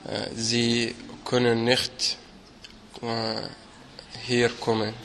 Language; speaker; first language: German; non-native, learner; Arabic